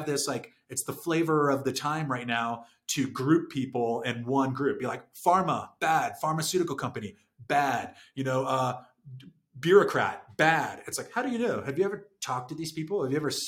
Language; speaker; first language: English; native; English